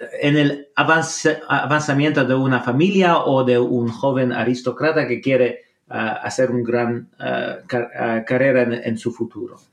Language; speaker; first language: Spanish; non-native, fluent; English